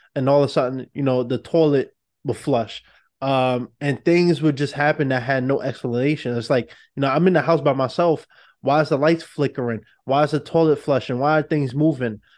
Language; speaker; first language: English; native; English